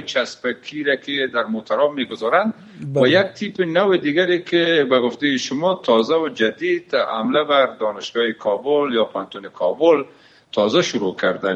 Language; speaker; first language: Persian; native; Persian